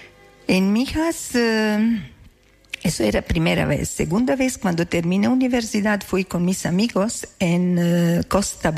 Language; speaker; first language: Spanish; non-native, learner; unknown